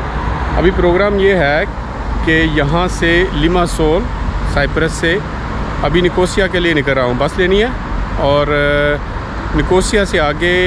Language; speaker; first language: Hindi; native; Hindi